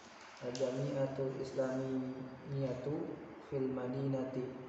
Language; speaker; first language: Arabic; non-native, learner; Indonesian